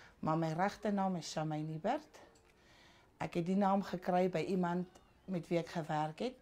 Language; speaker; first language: Afrikaans; non-native, local second language; Southern Sotho